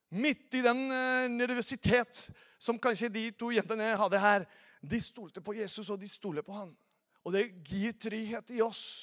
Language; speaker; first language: Norwegian; non-native, fluent; Spanish